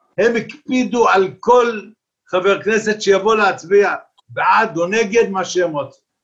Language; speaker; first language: Hebrew; early bilingual, other home language; Arabic